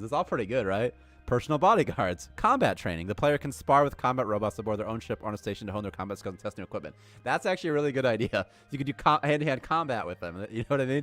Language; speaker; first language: English; native; English